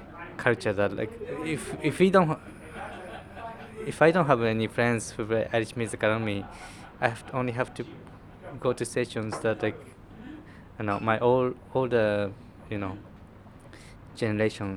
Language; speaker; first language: English; non-native, fluent; Japanese